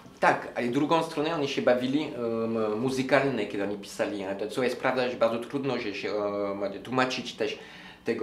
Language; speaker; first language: Polish; non-native, learner; French